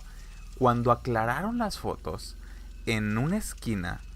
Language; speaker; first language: Spanish; native; Spanish